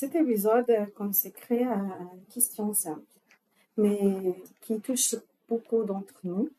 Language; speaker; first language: French; non-native, learner; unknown